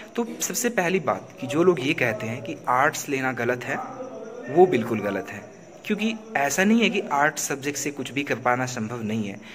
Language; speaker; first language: Hindi; native; Hindi